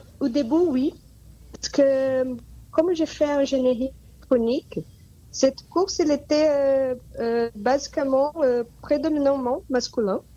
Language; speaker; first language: French; non-native, fluent; Portuguese